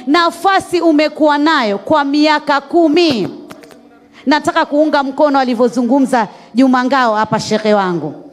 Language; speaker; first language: Swahili; native; Swahili